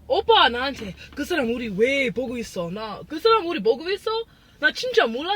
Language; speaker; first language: Korean; non-native, learner; English